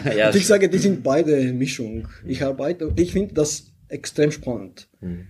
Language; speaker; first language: German; non-native, fluent; Bulgarian